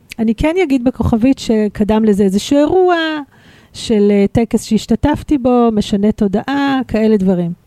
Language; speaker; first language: Hebrew; early bilingual, other home language; Russian